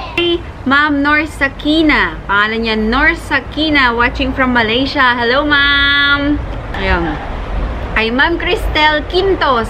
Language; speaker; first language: Filipino; non-native, local second language; Iloko